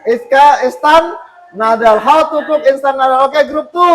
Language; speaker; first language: English; non-native, fluent; Indonesian